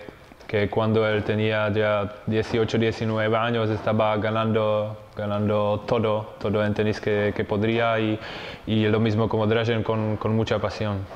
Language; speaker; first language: Spanish; non-native, fluent; Czech